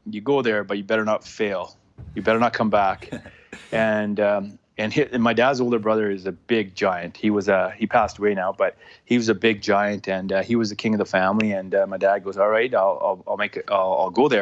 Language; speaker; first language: English; non-native, fluent; Punjabi